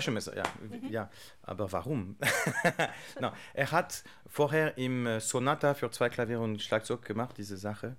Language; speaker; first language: German; non-native, learner; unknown